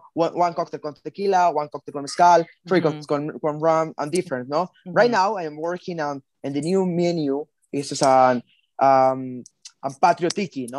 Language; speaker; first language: English; non-native, learner; Spanish